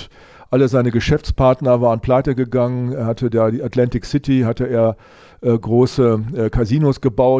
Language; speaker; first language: German; native; German